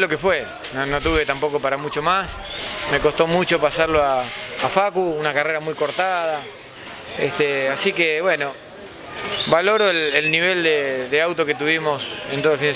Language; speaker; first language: Spanish; native; Spanish